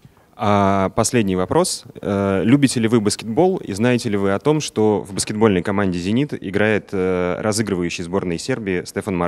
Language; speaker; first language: Russian; native; Russian